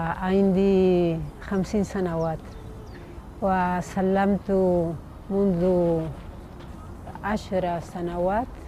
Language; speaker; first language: Arabic; non-native, learner; Spanish